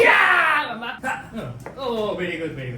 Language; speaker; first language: English; non-native, learner; Japanese